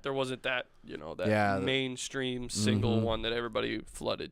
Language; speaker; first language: English; native; English